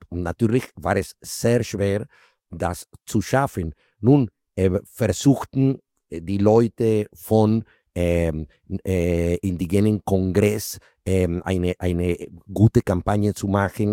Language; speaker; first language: German; non-native, fluent; Spanish